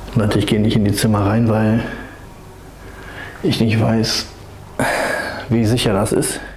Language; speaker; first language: German; native; German